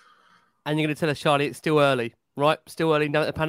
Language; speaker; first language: English; native; English